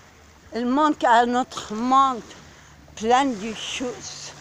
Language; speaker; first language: French; non-native, learner; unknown